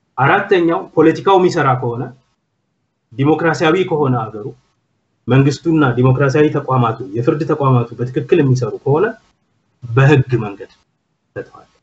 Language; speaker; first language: Amharic; non-native, local second language; Oromo